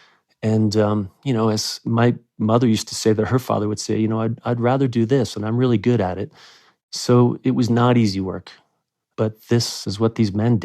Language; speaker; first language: English; native; English